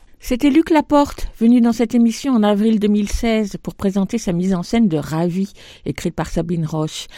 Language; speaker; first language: French; native; French